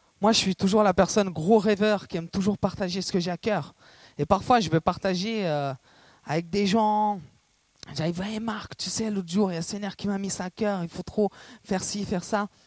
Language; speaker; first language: French; non-native, fluent; Portuguese